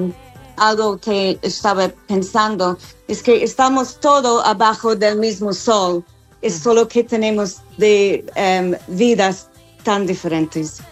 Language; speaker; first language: Spanish; non-native, learner; English